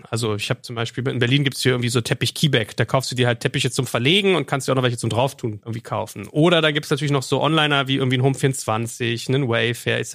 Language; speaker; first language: German; native; German